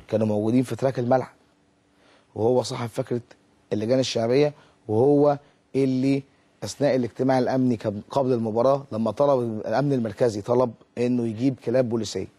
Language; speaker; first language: Arabic; native; Arabic